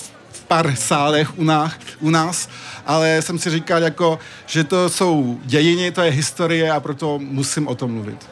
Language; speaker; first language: Czech; early bilingual, heritage; French